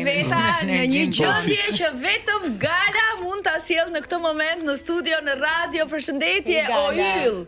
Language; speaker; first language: Albanian; native; Albanian